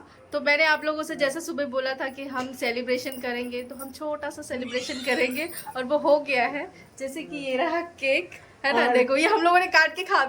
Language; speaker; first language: Hindi; native; Hindi